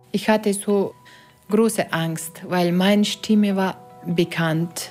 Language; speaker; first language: German; non-native, learner; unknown